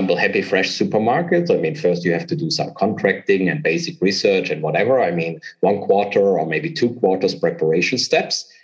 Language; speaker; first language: English; non-native, fluent; German